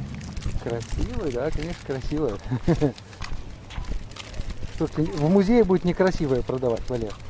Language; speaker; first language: Russian; native; Russian